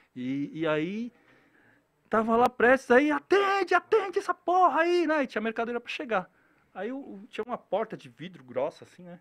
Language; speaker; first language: Portuguese; early bilingual, other home language; Korean